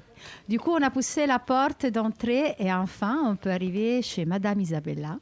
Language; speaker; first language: French; native; French